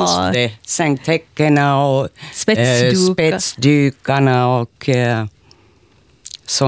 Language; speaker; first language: Swedish; non-native, local second language; Finnish